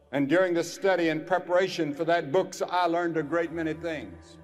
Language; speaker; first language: English; native; English